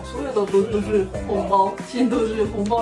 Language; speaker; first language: Chinese; non-native, fluent; Korean